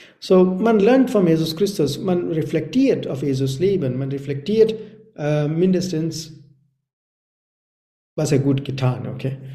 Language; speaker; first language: German; non-native, learner; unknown